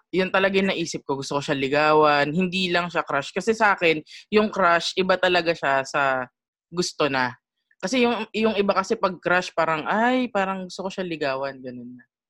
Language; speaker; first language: Filipino; native; Filipino